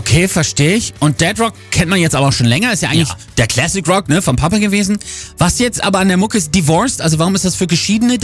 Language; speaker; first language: German; native; German